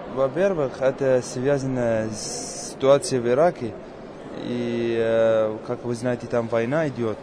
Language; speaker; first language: Russian; non-native, fluent; Arabic